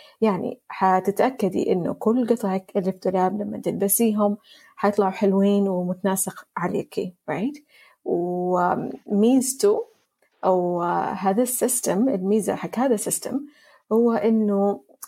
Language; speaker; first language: Arabic; native; Arabic